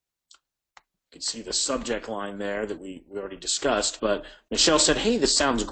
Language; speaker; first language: English; native; English